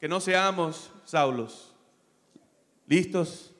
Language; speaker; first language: Spanish; early bilingual, other home language; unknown